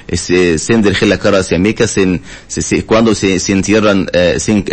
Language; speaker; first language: Spanish; non-native, learner; Arabic